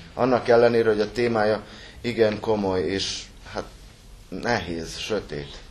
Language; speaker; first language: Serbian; non-native, local second language; Hungarian